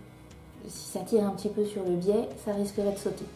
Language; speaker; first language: French; native; French